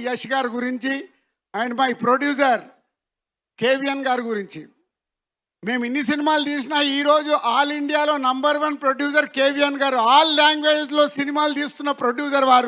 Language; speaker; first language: Telugu; native; Telugu